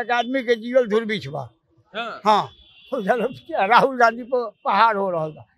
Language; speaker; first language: Hindi; native; Hindi